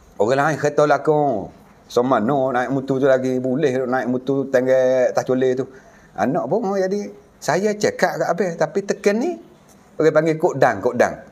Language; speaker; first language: Malay; native; Malay